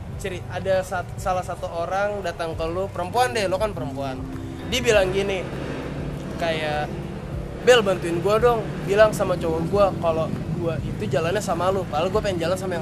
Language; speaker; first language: Indonesian; native; Indonesian